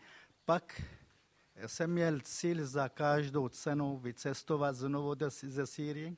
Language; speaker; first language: Czech; non-native, fluent; Kurdish